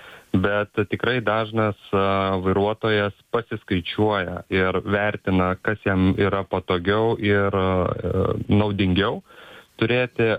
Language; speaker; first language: Lithuanian; native; Lithuanian